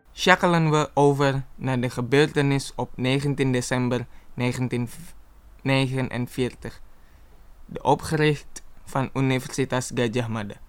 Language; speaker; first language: Dutch; non-native, fluent; Indonesian